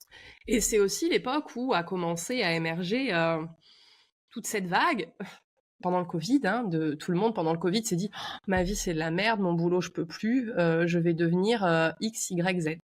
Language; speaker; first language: French; native; French